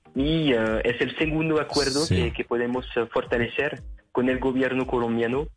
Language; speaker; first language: Spanish; non-native, fluent; French